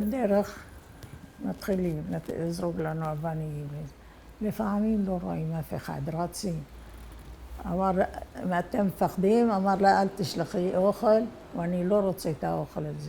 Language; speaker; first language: Hebrew; non-native, fluent; Arabic